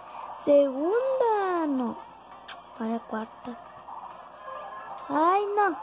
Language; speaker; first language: Spanish; early bilingual, heritage; Spanish